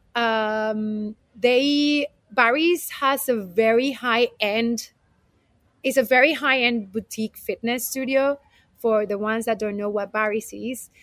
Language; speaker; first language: English; non-native, fluent; Spanish